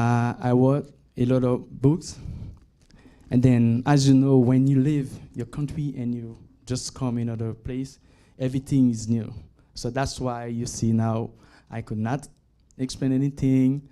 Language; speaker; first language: English; non-native, learner; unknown